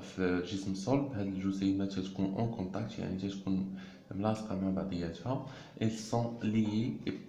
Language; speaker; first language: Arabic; native; Arabic